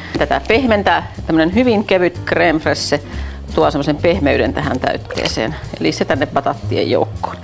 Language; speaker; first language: Finnish; native; Finnish